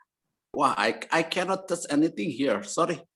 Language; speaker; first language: English; non-native, learner; Indonesian